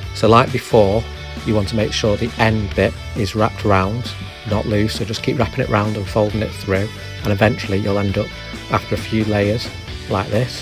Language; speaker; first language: English; native; English